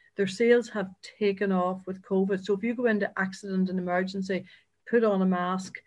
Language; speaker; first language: English; native; English